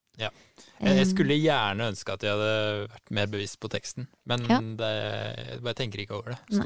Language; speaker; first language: Norwegian; native; Norwegian